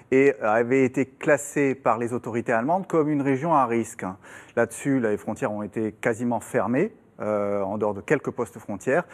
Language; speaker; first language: French; non-native, fluent; German